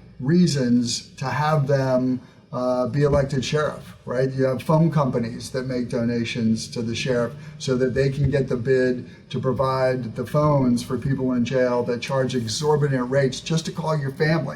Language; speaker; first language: English; native; English